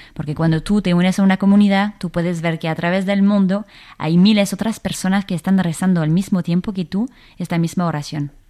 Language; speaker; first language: Spanish; non-native, fluent; French